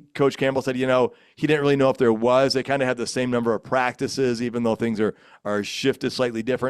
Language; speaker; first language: English; native; English